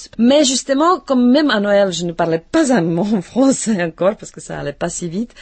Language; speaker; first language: French; non-native, fluent; Czech